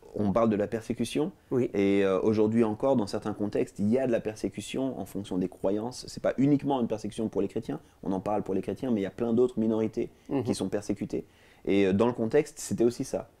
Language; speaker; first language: French; native; French